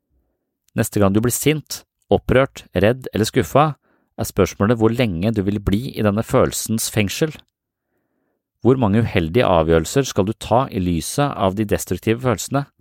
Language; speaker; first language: Norwegian; native; Norwegian